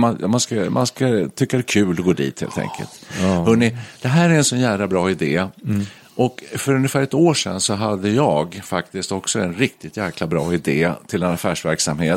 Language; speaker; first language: Swedish; native; Swedish